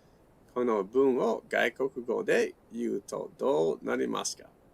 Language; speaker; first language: Japanese; non-native, learner; English